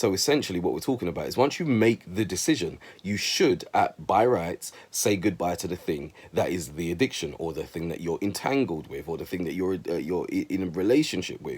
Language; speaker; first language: English; native; English